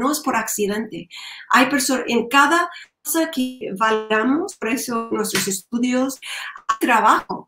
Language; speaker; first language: Spanish; non-native, learner; English